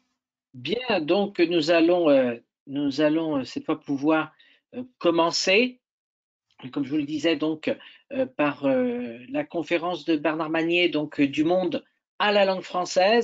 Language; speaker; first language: French; native; French